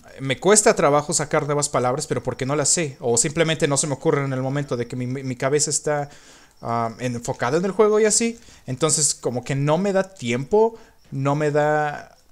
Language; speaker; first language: Spanish; native; Spanish